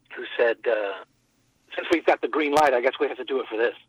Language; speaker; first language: English; native; English